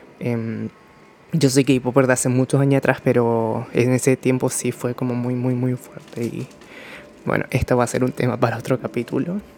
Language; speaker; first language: Spanish; early bilingual, other home language; Japanese